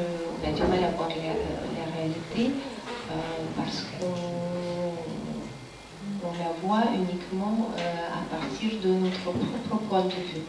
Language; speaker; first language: French; non-native, fluent; Russian